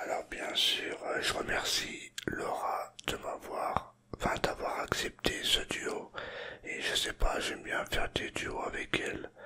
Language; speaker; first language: French; native; French